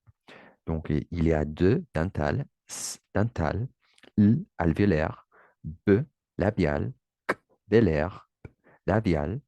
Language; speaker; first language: French; non-native, learner; Spanish